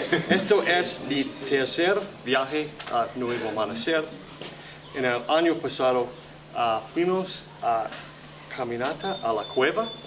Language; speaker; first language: Spanish; non-native, learner; English